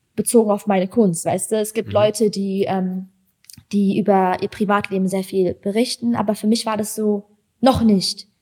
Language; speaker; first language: German; early bilingual, other home language; Persian